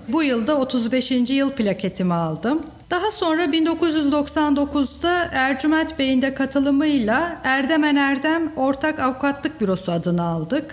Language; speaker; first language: Turkish; native; Turkish